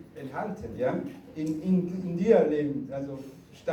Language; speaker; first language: German; non-native, fluent; Rundi